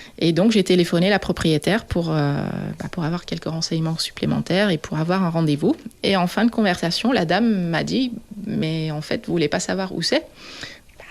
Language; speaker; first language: French; non-native, fluent; Dutch